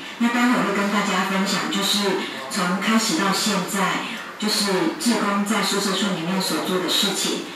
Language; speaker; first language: Chinese; native; Chinese